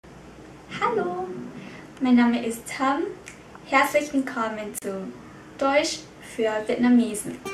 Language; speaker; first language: German; non-native, fluent; Vietnamese